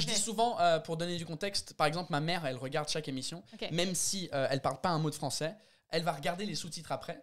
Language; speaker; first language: French; non-native, fluent; English